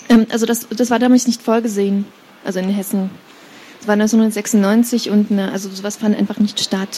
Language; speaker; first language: German; early bilingual, other home language; Russian